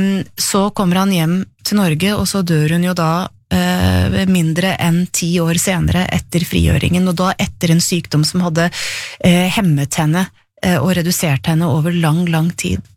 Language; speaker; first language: Norwegian; native; Norwegian